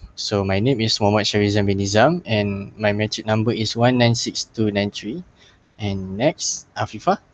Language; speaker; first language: English; non-native, local second language; Malay